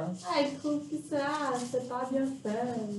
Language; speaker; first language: French; non-native, fluent; Portuguese